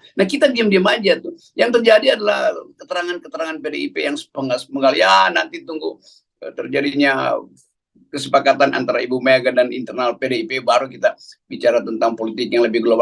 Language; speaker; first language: Indonesian; native; Indonesian